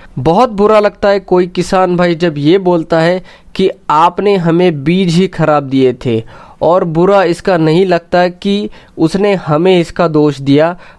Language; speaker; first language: Hindi; non-native, local second language; Marathi